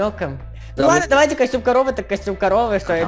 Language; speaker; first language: Russian; native; Russian